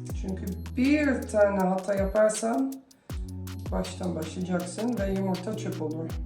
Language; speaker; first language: Turkish; early bilingual, heritage; Turkish